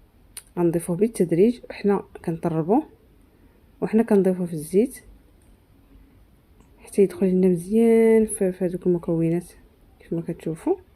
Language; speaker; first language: Arabic; native; Arabic